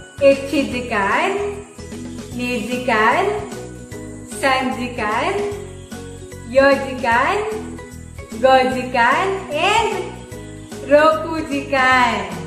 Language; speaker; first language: Japanese; non-native, fluent; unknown